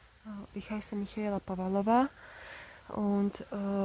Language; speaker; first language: German; non-native, learner; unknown